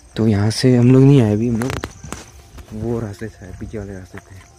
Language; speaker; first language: Hindi; non-native, local second language; Marwari